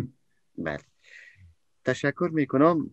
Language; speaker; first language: Persian; native; Persian